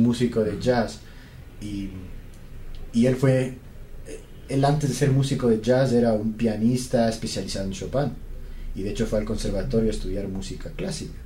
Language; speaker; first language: Spanish; native; Spanish